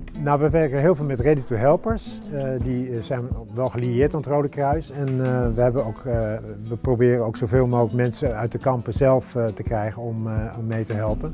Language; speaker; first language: Dutch; native; Dutch